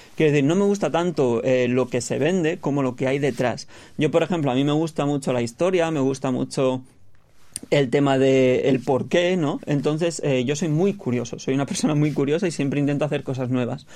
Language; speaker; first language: Spanish; native; Spanish